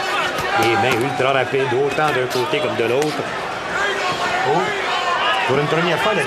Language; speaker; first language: French; native; French